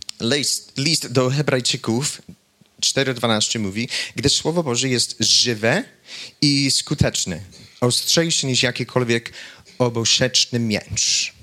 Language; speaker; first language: Polish; non-native, fluent; English